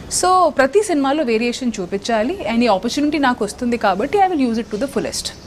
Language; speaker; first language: Telugu; non-native, local second language; Odia